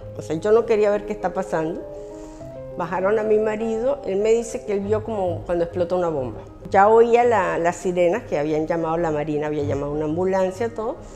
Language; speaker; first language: Spanish; early bilingual, other home language; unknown